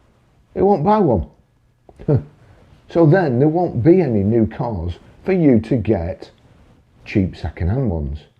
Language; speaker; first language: English; native; English